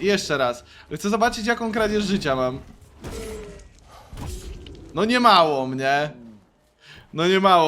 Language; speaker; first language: Polish; native; Polish